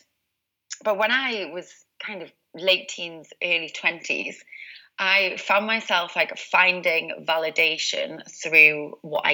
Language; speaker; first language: English; native; English